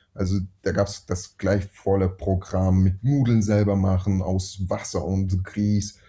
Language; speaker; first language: German; early bilingual, other home language; Russian